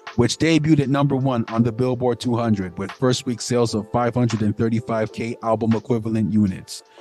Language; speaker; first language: English; native; English